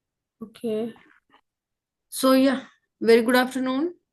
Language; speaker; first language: English; non-native, local second language; Hindi